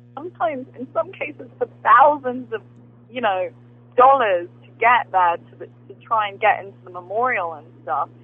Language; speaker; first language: English; native; English